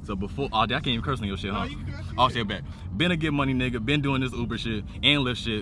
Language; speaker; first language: English; native; English